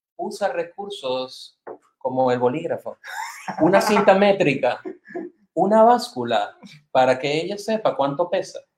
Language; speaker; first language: Spanish; native; Spanish